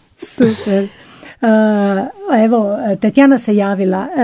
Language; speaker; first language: Croatian; native; Croatian